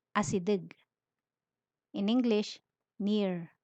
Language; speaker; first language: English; non-native, local second language; Filipino